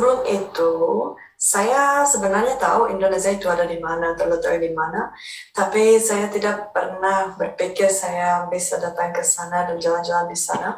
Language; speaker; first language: Indonesian; non-native, fluent; Czech